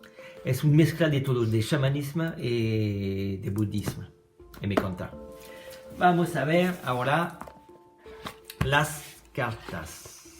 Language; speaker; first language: Spanish; non-native, learner; French